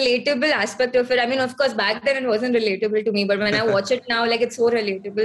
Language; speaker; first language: English; non-native, local second language; Konkani